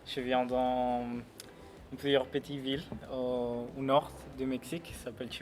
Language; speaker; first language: French; non-native, learner; Spanish